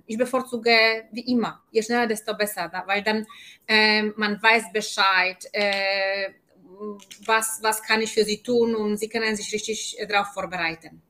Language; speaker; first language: German; non-native, fluent; Polish